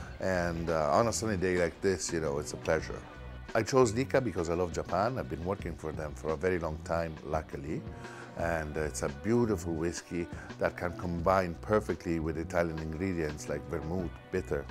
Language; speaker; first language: English; non-native, fluent; Italian